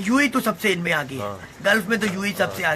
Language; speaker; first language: Urdu; native; Urdu